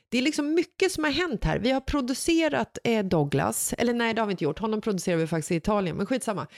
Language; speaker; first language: Swedish; native; Swedish